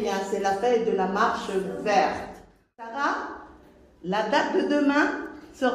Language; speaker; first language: French; non-native, local second language; Arabic